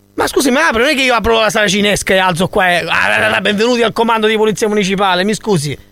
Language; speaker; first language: Italian; native; Italian